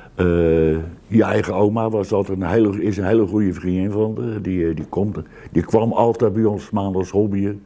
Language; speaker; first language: Dutch; native; Dutch